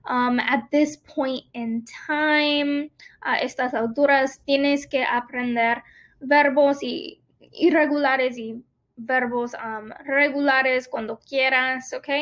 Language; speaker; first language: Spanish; non-native, fluent; English